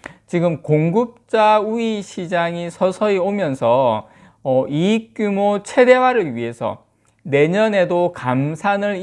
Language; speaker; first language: Korean; native; Korean